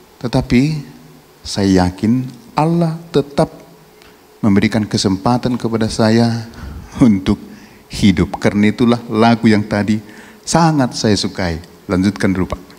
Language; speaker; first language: Indonesian; non-native, local second language; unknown